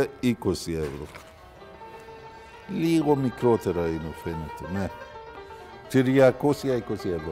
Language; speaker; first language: Greek; non-native, learner; Persian